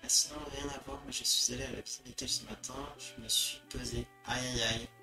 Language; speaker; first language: French; native; French